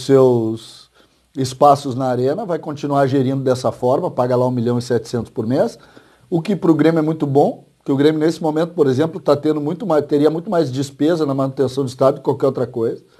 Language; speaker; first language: Portuguese; native; Portuguese